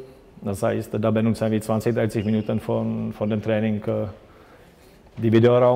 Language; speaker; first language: German; non-native, fluent; Czech